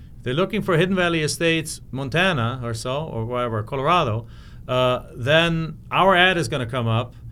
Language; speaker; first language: English; non-native, fluent; German